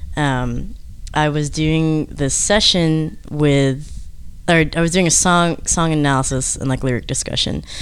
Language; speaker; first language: English; native; English